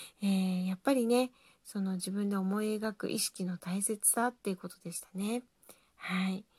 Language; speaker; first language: Japanese; native; Japanese